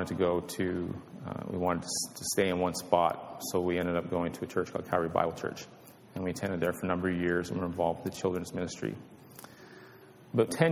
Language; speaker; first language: English; native; English